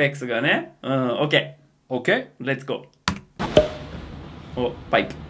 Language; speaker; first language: Japanese; non-native, fluent; English